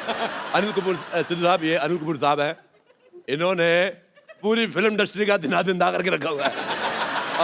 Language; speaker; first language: Hindi; native; Hindi